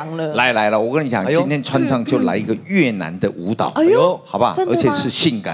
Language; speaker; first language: Chinese; native; Chinese